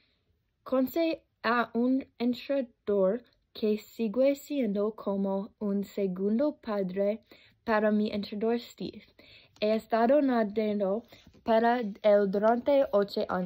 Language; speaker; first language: Spanish; non-native, learner; English